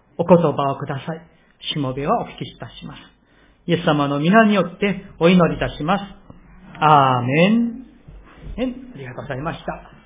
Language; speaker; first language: Japanese; non-native, fluent; Korean